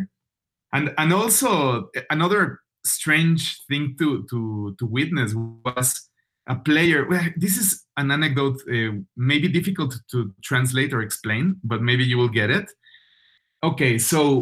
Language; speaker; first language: English; non-native, fluent; Spanish